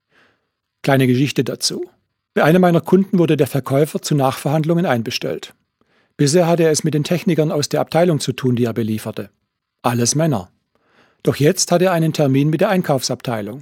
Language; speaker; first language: German; native; German